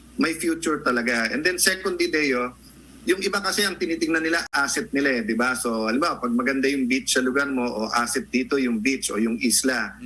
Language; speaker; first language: Filipino; native; Filipino